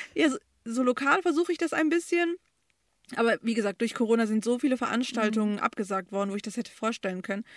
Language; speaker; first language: German; early bilingual, other home language; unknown